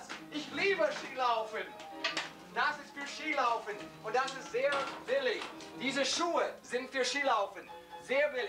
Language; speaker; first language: German; non-native, learner; English